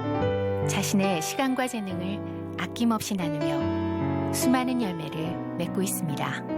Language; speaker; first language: Korean; native; Korean